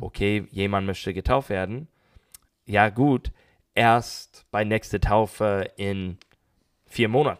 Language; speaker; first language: German; non-native, learner; English